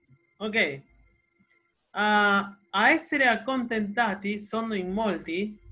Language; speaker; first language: Italian; non-native, fluent; Spanish